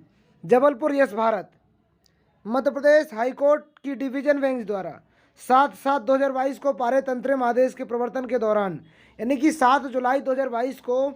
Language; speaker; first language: Hindi; native; Hindi